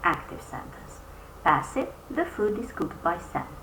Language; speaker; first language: English; non-native, fluent; Albanian